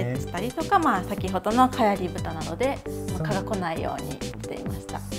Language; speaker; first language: Japanese; native; Japanese